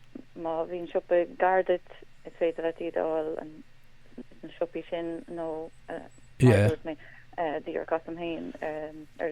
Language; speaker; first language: Irish; non-native, local second language; English